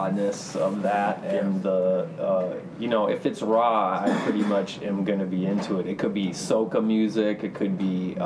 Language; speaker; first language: English; native; English